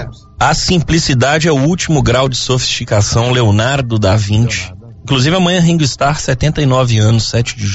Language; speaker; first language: Portuguese; native; Portuguese